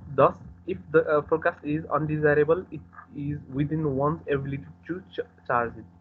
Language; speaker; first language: English; non-native, local second language; Nepali